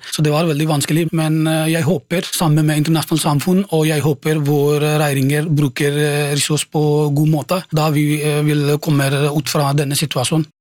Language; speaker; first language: Norwegian; non-native, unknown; Nepali